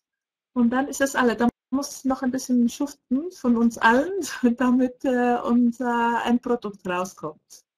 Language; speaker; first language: German; non-native, fluent; Greek